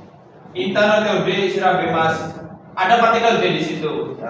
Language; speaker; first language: Indonesian; native; Indonesian